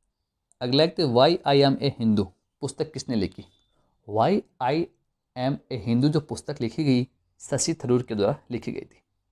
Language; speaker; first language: Hindi; native; Hindi